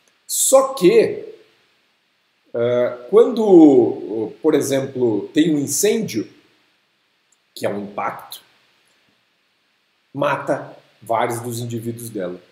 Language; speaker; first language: Portuguese; native; Portuguese